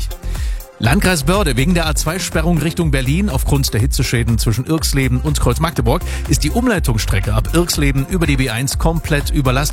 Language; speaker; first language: German; native; German